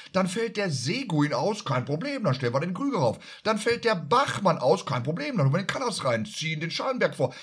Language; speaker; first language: German; native; German